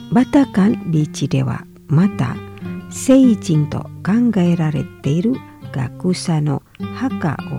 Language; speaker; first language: Japanese; non-native, fluent; Indonesian